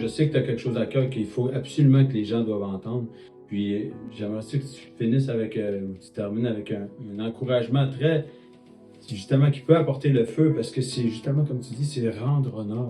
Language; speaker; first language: French; native; French